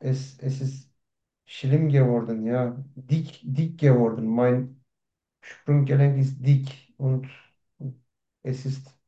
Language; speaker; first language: German; non-native, learner; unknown